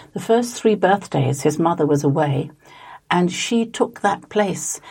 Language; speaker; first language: English; native; English